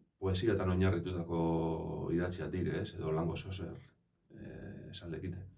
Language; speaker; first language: Basque; native; Basque